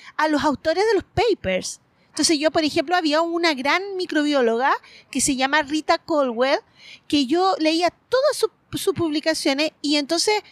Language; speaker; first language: Spanish; native; Spanish